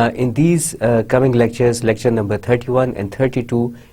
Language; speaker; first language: English; non-native, local second language; Urdu